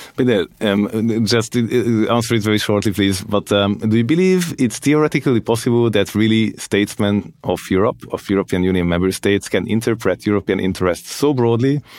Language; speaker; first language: English; non-native, fluent; Hungarian